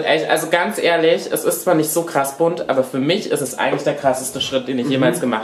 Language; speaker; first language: German; native; German